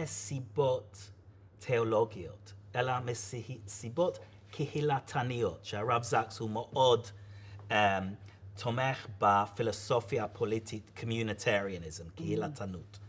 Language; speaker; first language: Hebrew; non-native, fluent; English